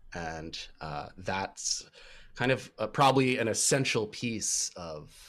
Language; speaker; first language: English; native; English